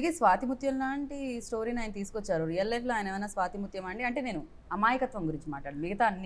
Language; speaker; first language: Telugu; native; Telugu